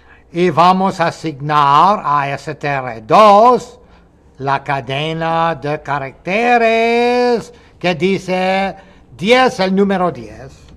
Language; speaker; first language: Spanish; non-native, fluent; English